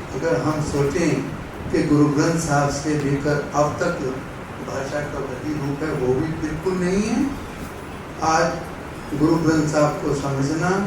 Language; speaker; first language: Hindi; non-native, local second language; Punjabi